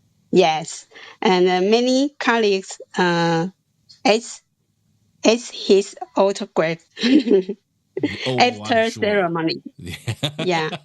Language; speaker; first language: English; non-native, learner; Chinese